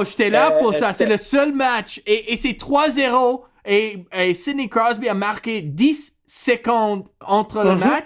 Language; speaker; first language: French; non-native, learner; English